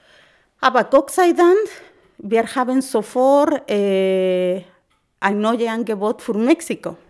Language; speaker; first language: German; non-native, learner; Spanish